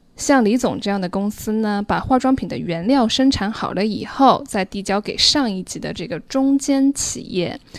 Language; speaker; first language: Chinese; native; Chinese